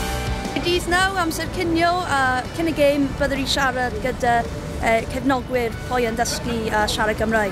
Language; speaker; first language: Welsh; non-native, local second language; English